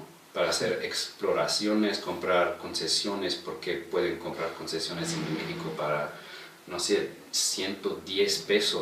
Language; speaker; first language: Spanish; non-native, fluent; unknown